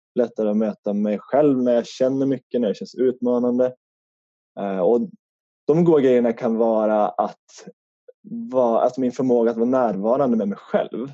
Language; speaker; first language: Swedish; native; Swedish